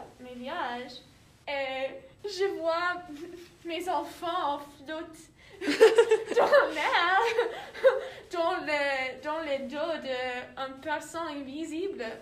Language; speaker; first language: French; non-native, learner; English